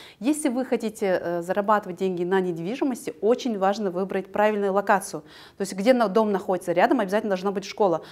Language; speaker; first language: Russian; non-native, local second language; Kazakh